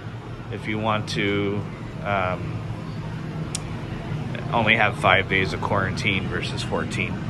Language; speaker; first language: English; native; English